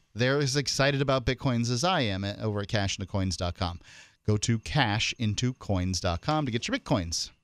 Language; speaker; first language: English; native; English